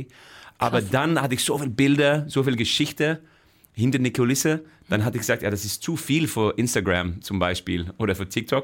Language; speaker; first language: German; non-native, fluent; Dutch